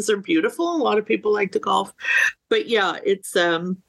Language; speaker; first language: English; native; English